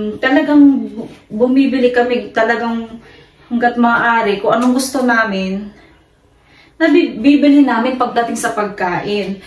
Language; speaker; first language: Filipino; native; Filipino